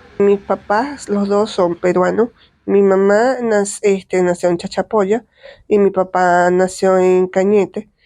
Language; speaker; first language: Spanish; native; Spanish